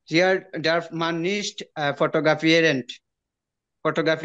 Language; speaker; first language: German; non-native, learner; Bangla